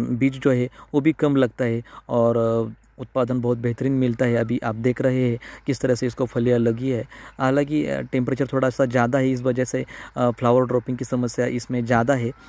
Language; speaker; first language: Hindi; non-native, local second language; Marathi